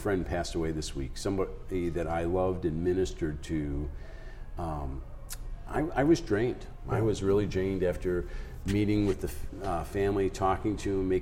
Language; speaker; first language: English; native; English